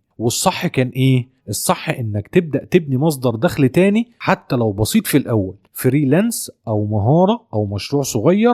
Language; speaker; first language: Arabic; native; Arabic